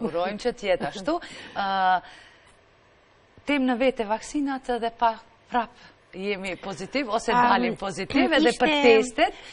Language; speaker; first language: Albanian; native; Albanian